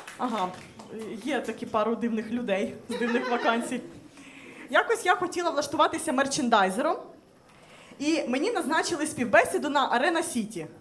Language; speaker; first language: Ukrainian; native; Ukrainian